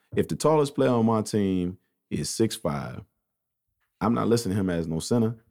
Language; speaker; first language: English; native; English